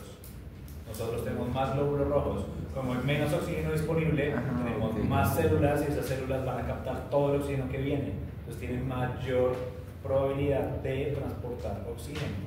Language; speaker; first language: Spanish; native; Spanish